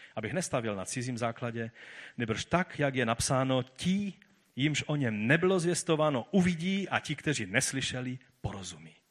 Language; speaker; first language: Czech; native; Czech